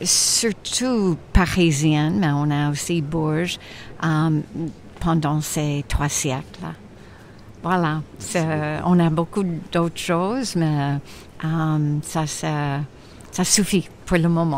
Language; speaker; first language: French; non-native, fluent; English